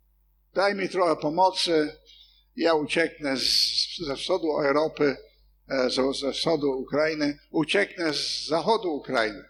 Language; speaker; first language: Polish; non-native, fluent; English